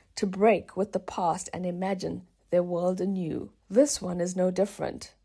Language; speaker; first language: English; native; English